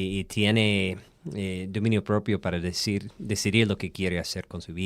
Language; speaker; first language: Spanish; non-native, fluent; English